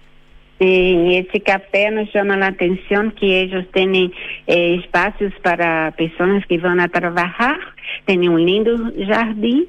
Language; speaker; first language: Spanish; non-native, fluent; Portuguese